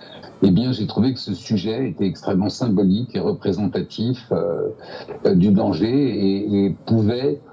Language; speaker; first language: French; native; French